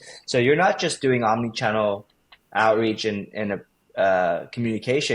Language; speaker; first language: English; native; English